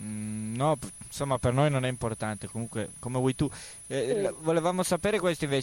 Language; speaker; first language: Italian; native; Italian